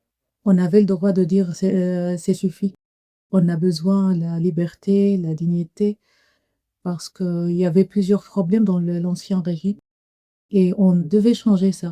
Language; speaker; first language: French; non-native, learner; Arabic